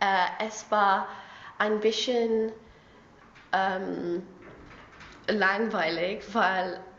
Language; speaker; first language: German; non-native, learner; English